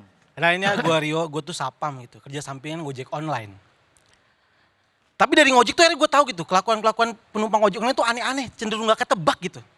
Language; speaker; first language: Indonesian; native; Indonesian